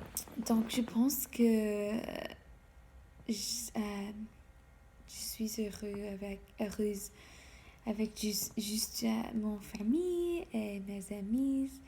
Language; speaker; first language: French; non-native, learner; English